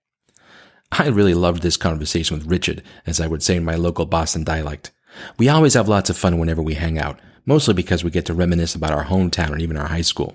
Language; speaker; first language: English; native; English